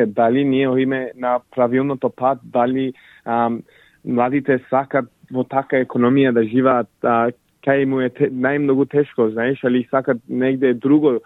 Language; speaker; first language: Macedonian; early bilingual, heritage; English